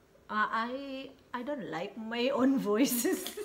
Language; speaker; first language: English; non-native, learner; Sundanese